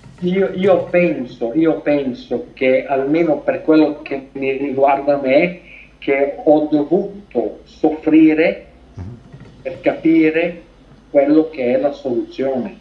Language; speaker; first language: Italian; non-native, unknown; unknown